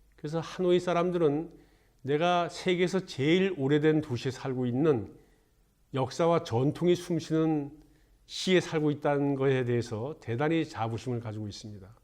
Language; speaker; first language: Korean; native; Korean